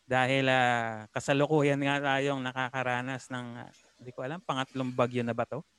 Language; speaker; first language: Filipino; non-native, local second language; Pampanga